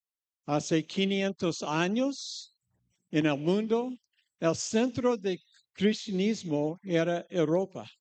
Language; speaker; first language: Spanish; non-native, fluent; English